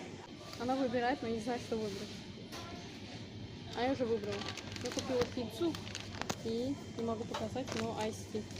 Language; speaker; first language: Russian; non-native, local second language; Azerbaijani